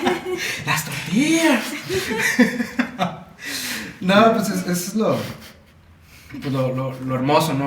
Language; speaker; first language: Spanish; native; Spanish